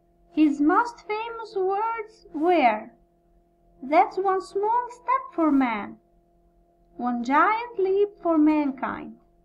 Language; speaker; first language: English; non-native, fluent; Albanian